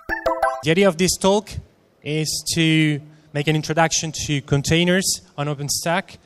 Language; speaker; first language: English; non-native, fluent; Italian